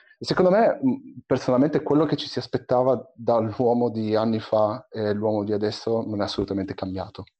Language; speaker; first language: Italian; early bilingual, other home language; Arabic